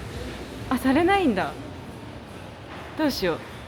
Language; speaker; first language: Japanese; native; Japanese